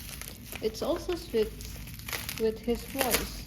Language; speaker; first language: English; non-native, learner; Indonesian